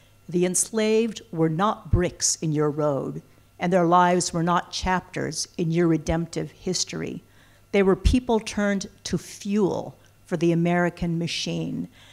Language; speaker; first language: English; native; English